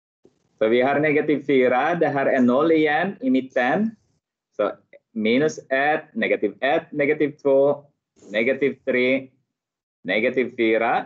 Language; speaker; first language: Swedish; non-native, fluent; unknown